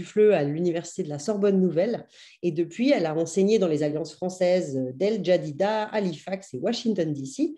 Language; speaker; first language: French; native; French